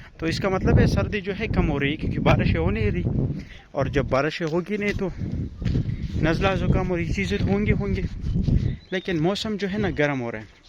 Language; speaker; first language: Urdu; non-native, local second language; Pashto